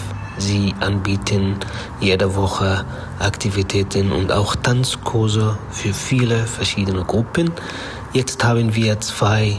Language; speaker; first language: German; non-native, learner; Arabic